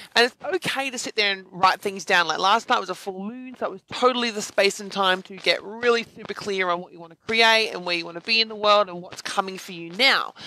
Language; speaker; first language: English; native; English